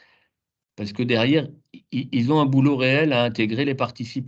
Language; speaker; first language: French; native; French